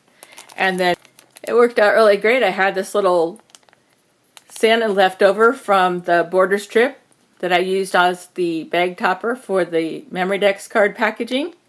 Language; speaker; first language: English; native; English